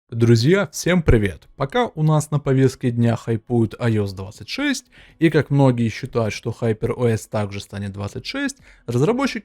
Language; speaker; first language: Russian; native; Russian